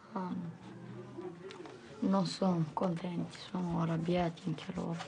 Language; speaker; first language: Italian; early bilingual, other home language; Romanian